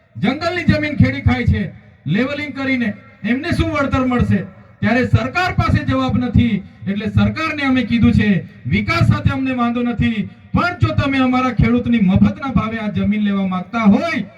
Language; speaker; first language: Gujarati; non-native, local second language; Vasavi